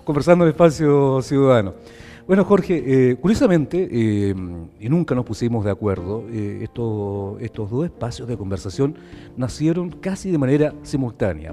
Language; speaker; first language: Spanish; native; Spanish